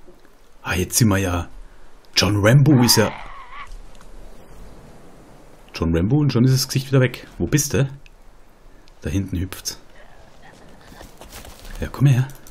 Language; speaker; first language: German; native; German